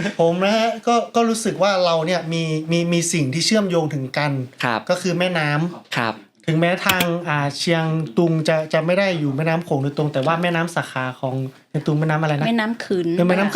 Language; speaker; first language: Thai; native; Thai